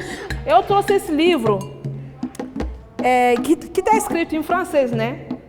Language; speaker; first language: Portuguese; non-native, fluent; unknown